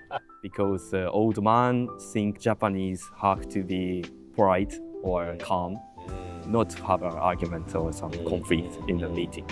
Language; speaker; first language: English; non-native, learner; Japanese